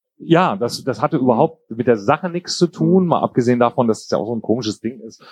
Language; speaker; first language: German; native; German